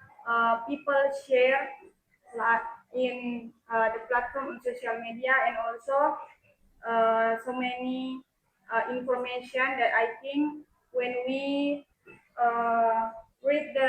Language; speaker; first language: English; non-native, learner; Indonesian